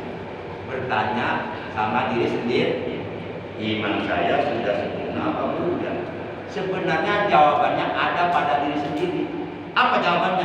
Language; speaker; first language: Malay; non-native, local second language; Javanese